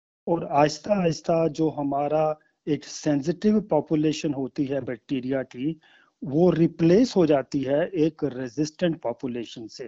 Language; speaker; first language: Hindi; native; Hindi